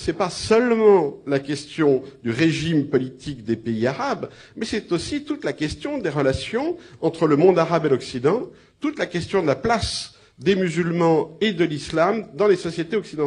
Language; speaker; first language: French; native; French